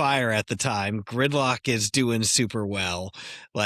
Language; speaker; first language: English; native; English